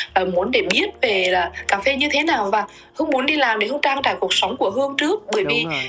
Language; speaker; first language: Vietnamese; native; Vietnamese